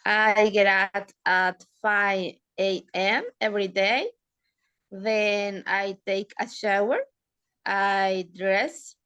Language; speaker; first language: English; non-native, learner; Spanish